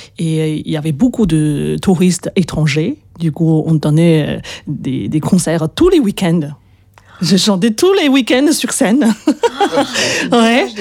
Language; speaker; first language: French; non-native, fluent; Chinese